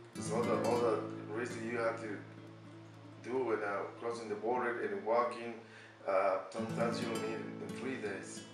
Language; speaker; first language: English; non-native, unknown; Spanish